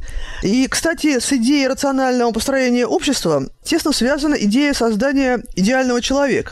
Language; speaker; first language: Russian; native; Russian